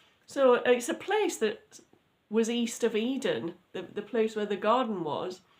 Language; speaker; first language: English; native; English